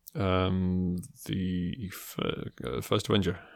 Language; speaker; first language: English; native; English